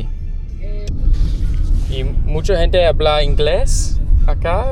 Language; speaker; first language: Spanish; non-native, learner; English